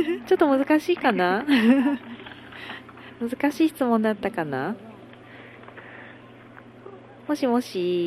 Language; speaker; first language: Japanese; native; Japanese